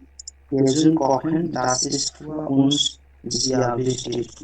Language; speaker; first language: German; non-native, learner; Bangla